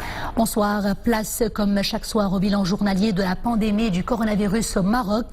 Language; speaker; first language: French; non-native, local second language; Arabic